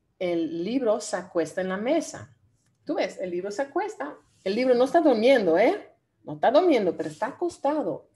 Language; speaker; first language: Spanish; non-native, fluent; Dutch